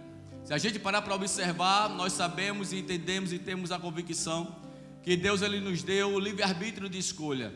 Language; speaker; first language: Portuguese; native; Portuguese